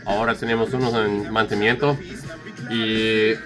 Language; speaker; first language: Spanish; non-native, learner; English